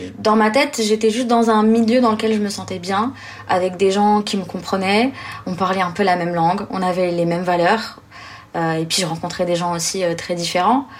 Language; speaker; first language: French; early bilingual, other home language; Arabic